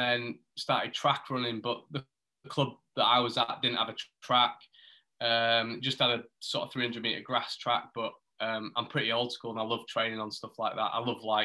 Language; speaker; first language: English; native; English